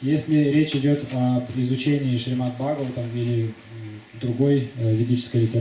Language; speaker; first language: Russian; native; Russian